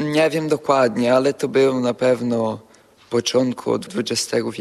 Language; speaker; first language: Polish; early bilingual, heritage; Polish